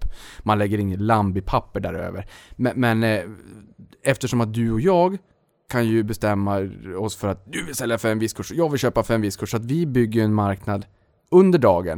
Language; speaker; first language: Swedish; native; Swedish